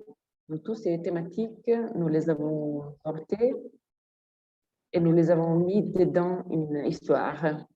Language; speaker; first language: French; non-native, fluent; Italian